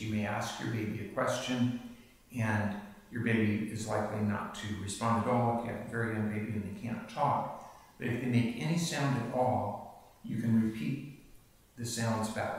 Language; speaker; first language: English; native; English